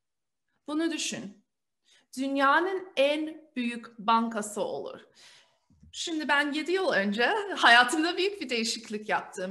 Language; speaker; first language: Turkish; early bilingual, heritage; Turkish